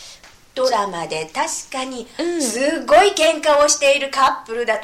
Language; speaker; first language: Japanese; native; Japanese